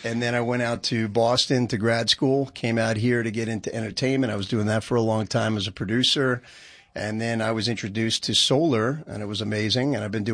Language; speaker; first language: English; native; English